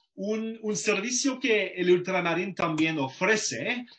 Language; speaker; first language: Spanish; non-native, fluent; English